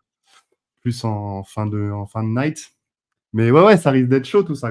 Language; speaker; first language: French; native; French